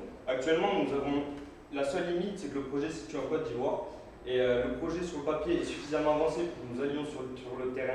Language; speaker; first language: French; native; French